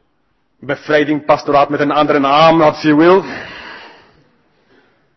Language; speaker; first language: Dutch; non-native, fluent; English